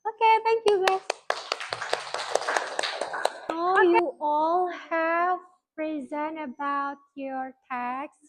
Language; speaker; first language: English; non-native, fluent; Indonesian